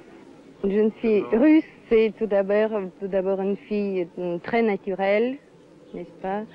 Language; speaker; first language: French; non-native, fluent; Russian